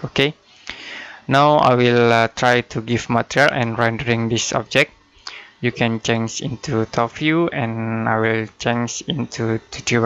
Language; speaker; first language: English; non-native, learner; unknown